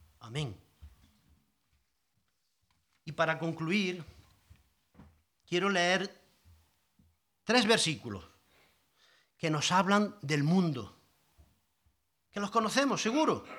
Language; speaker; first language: Spanish; native; Spanish